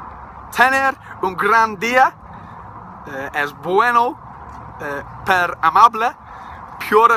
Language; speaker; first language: Spanish; non-native, learner; English